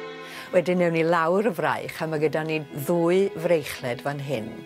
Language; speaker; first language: Welsh; native; Welsh